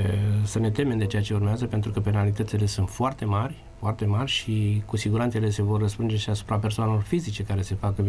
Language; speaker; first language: Romanian; native; Romanian